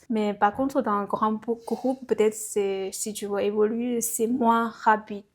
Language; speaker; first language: French; non-native, fluent; Chinese